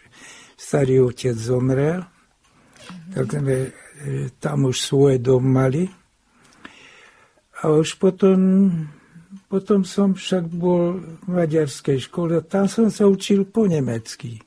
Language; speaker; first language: Slovak; early bilingual, heritage; Hungarian